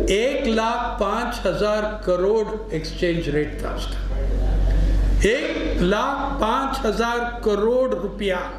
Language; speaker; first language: Hindi; non-native, local second language; Telugu